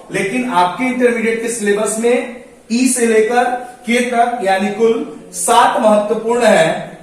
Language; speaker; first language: Hindi; native; Hindi